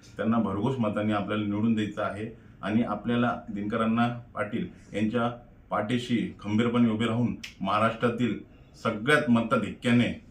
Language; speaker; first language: Marathi; non-native, local second language; Hindi